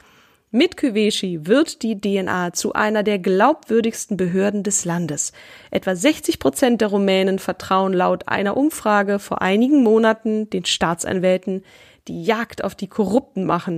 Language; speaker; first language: German; native; German